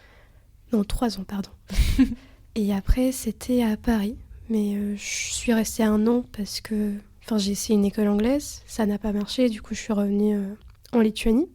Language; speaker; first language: French; early bilingual, other home language; Lithuanian